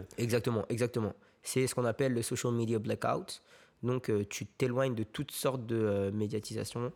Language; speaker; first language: French; early bilingual, other home language; Korean